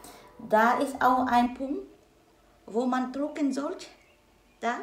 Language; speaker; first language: German; non-native, learner; Vietnamese